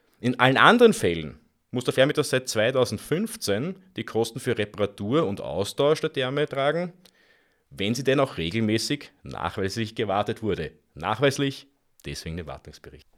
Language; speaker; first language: German; native; German